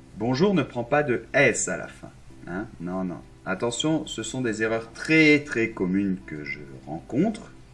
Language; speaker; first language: French; non-native, fluent; Arabic